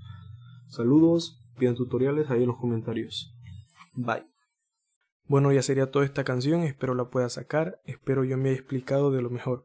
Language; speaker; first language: Spanish; native; Spanish